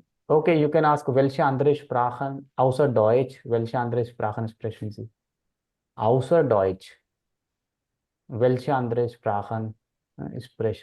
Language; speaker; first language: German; non-native, fluent; Hindi